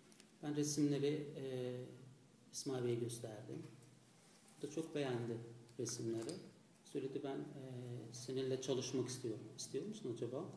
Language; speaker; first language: Turkish; non-native, fluent; Azerbaijani